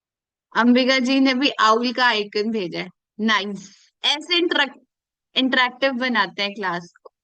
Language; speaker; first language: Hindi; native; Hindi